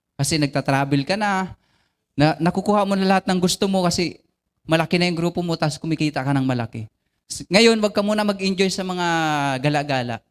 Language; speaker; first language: Filipino; non-native, local second language; Bikol